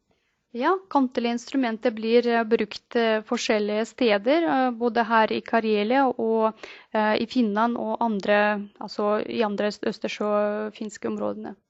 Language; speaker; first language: Norwegian; non-native, fluent; Russian